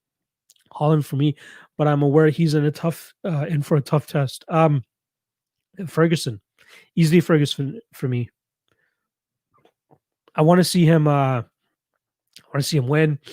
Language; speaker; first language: English; native; English